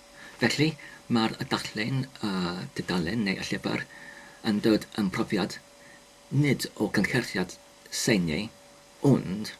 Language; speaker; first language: Welsh; non-native, learner; English